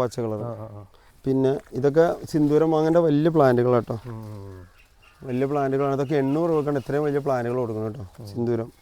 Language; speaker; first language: Malayalam; native; Malayalam